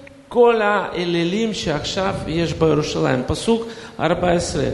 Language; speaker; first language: Hebrew; non-native, fluent; Russian